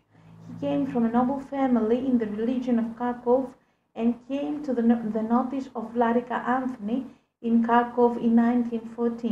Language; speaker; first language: English; non-native, fluent; Greek